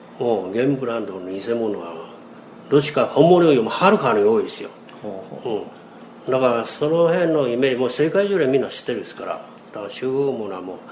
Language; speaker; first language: Japanese; non-native, fluent; Chinese